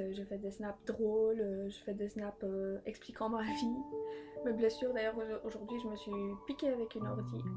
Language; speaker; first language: French; early bilingual, other home language; Polish